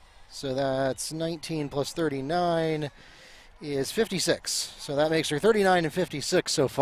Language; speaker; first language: English; native; English